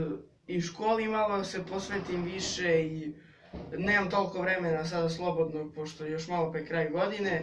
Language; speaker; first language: Serbian; native; Serbian